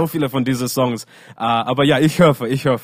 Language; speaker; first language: German; non-native, learner; English